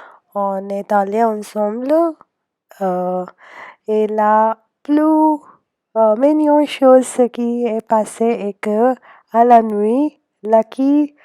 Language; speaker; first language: French; non-native, learner; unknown